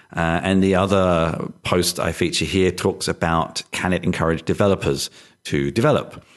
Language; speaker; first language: English; native; English